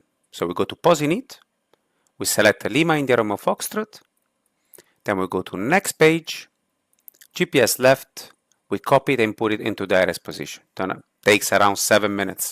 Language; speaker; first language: English; non-native, fluent; Italian